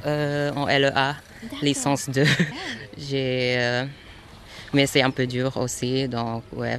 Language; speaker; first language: French; non-native, learner; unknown